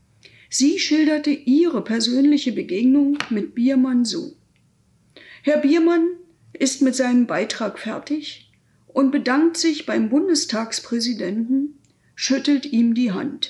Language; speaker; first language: German; native; German